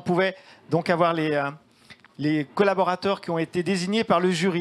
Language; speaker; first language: French; native; French